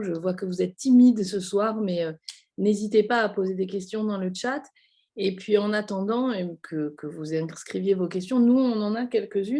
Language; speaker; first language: French; native; French